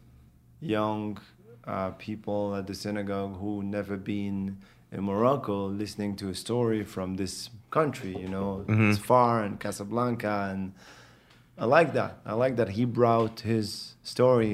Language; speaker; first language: English; non-native, fluent; Arabic